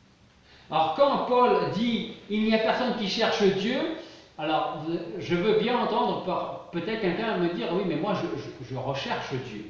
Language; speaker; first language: French; native; French